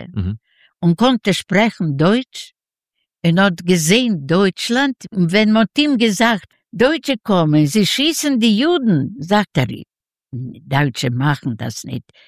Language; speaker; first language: German; non-native, fluent; Yiddish